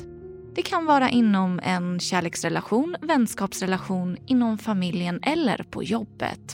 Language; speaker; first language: Swedish; native; Swedish